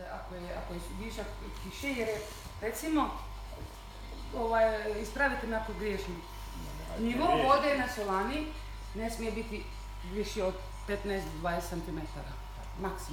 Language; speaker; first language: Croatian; non-native, fluent; German